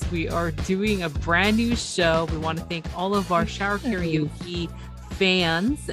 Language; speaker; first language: English; native; English